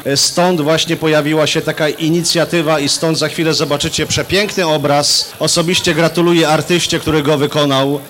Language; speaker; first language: Polish; native; Polish